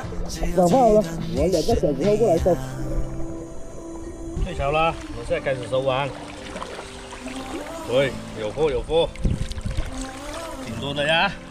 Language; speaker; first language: Chinese; native; Chinese